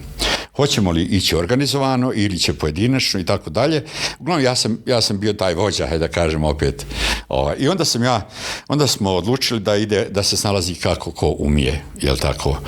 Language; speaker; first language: Bosnian; native; Bosnian